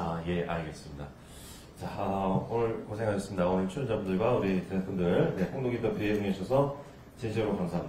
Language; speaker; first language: Korean; native; Korean